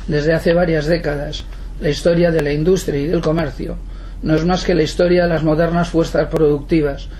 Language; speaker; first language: Spanish; non-native, local second language; Basque